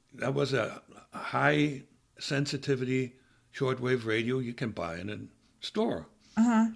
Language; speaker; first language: English; non-native, fluent; German